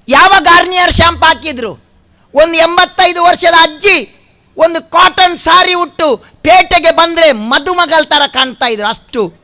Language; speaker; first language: Kannada; non-native, local second language; Tulu